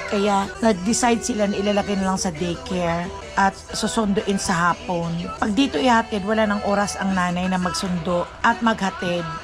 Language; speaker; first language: Filipino; non-native, local second language; Cebuano